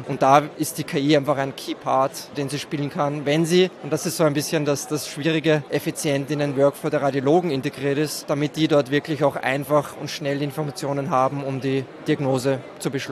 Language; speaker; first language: German; native; German